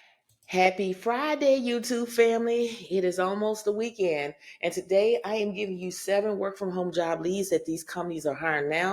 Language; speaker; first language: English; native; English